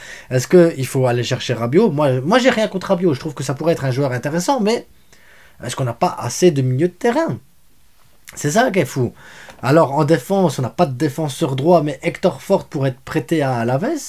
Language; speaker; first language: French; native; French